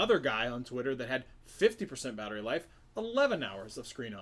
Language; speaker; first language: English; native; English